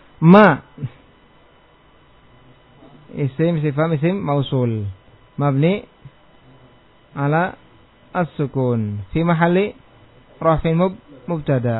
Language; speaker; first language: Arabic; non-native, fluent; Indonesian